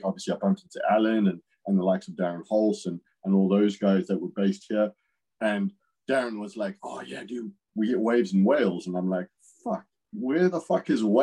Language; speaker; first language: English; native; English